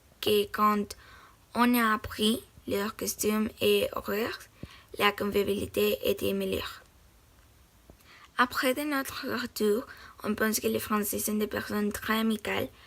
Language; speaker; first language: French; non-native, learner; Spanish